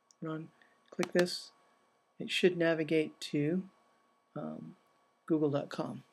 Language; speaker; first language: English; native; English